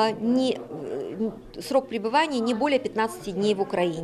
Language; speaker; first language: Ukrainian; non-native, local second language; Russian